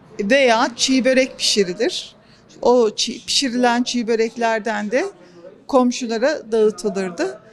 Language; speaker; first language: Turkish; native; Turkish